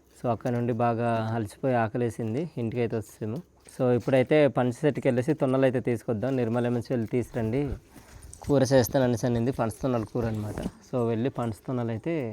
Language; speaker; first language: Telugu; non-native, local second language; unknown